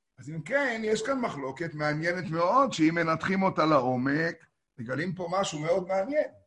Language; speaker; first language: Hebrew; native; Hebrew